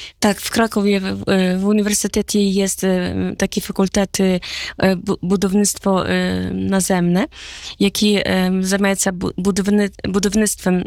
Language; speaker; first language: Polish; non-native, learner; Ukrainian